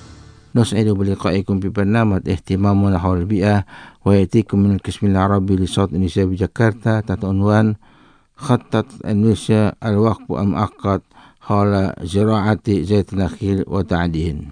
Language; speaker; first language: Arabic; non-native, fluent; Indonesian